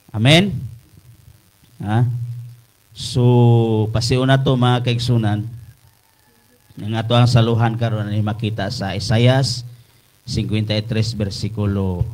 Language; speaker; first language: Cebuano; native; Cebuano